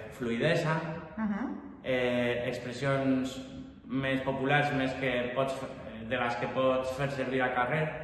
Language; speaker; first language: Catalan; non-native, local second language; Spanish